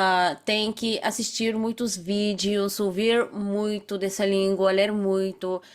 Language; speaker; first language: Portuguese; non-native, fluent; Bulgarian